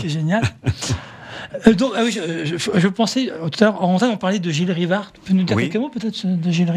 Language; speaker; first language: French; native; French